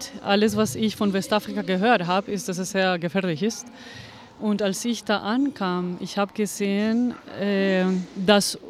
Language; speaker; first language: German; non-native, fluent; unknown